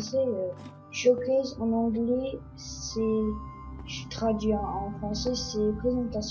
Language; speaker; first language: French; non-native, learner; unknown